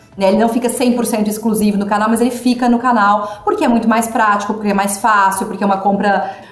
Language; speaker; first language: Portuguese; native; Portuguese